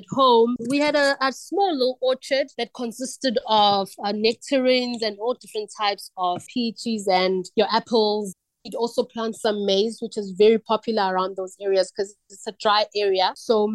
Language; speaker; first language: English; non-native, local second language; Zulu